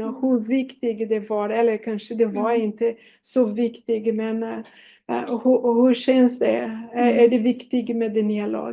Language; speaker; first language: Swedish; non-native, fluent; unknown